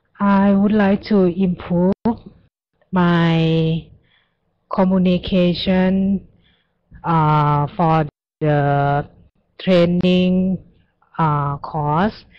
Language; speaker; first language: English; non-native, learner; Thai